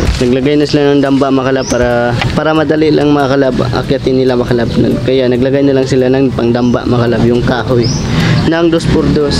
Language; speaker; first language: Filipino; non-native, local second language; Cebuano